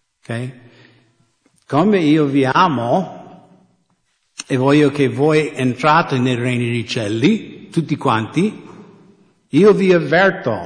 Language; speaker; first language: Italian; non-native, fluent; English